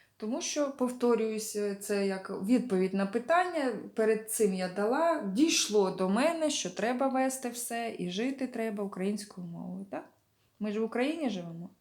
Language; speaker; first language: Ukrainian; non-native, local second language; Russian